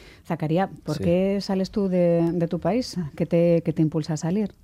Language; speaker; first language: Spanish; native; Spanish